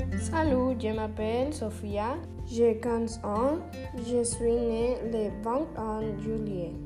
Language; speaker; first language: French; non-native, learner; Spanish